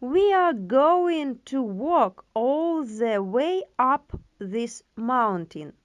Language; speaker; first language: English; non-native, fluent; Ukrainian